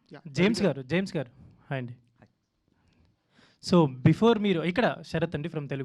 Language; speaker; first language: Telugu; native; Telugu